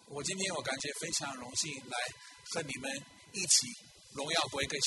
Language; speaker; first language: Chinese; non-native, fluent; English